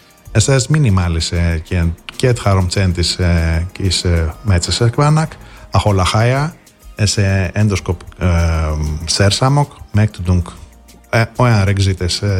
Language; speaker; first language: Hungarian; non-native, fluent; Greek